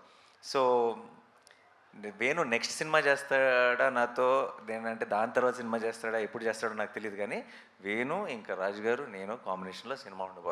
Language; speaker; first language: Telugu; native; Telugu